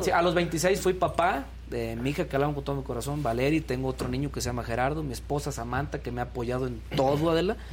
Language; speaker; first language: Spanish; native; Spanish